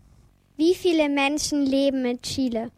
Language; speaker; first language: German; early bilingual, other home language; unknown